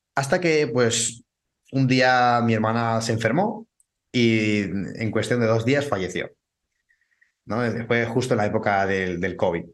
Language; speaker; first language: Spanish; native; Spanish